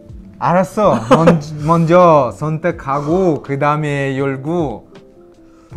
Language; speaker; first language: Korean; non-native, learner; Russian